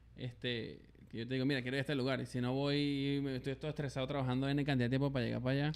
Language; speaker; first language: Spanish; native; Spanish